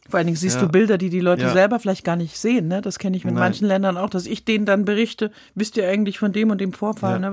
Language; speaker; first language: German; native; German